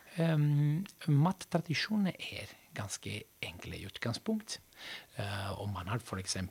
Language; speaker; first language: Norwegian; non-native, fluent; Italian